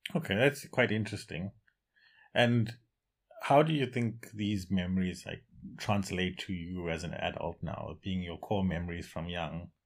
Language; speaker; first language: English; native; English